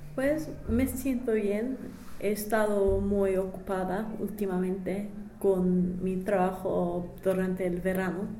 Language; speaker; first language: Spanish; non-native, fluent; English